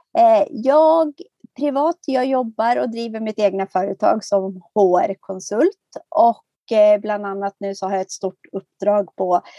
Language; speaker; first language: Swedish; native; Swedish